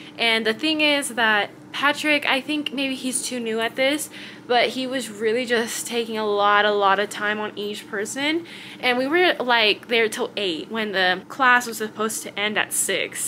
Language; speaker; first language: English; early bilingual, other home language; Spanish